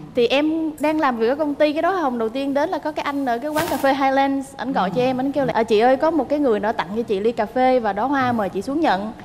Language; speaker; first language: Vietnamese; native; Vietnamese